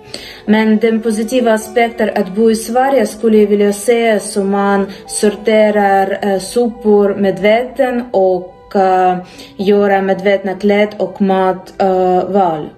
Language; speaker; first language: Swedish; non-native, fluent; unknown